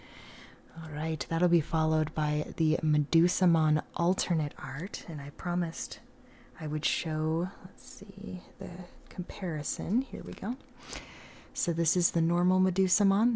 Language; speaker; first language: English; native; English